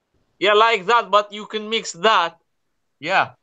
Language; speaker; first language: English; non-native, learner; Kurdish